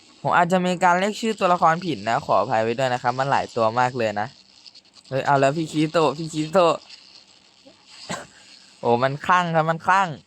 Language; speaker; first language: Thai; native; Thai